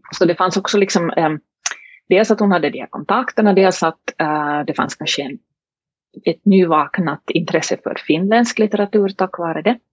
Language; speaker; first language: Swedish; native; Swedish